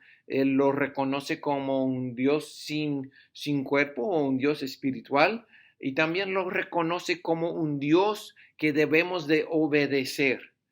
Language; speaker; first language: Spanish; non-native, fluent; English